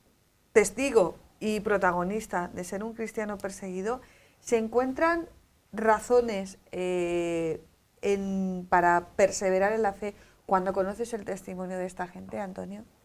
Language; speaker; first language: Spanish; native; Spanish